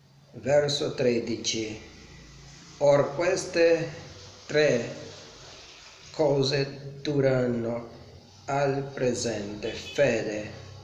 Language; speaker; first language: Italian; non-native, learner; Portuguese